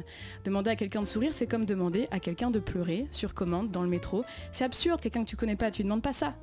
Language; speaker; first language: French; native; French